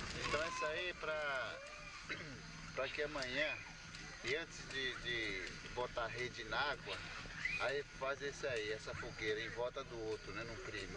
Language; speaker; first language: Portuguese; non-native, local second language; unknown